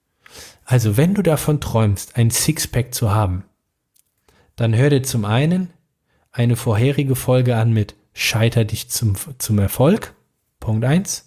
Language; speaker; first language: German; native; German